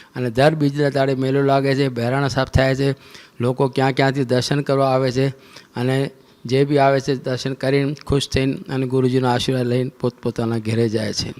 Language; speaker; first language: Gujarati; non-native, local second language; Sindhi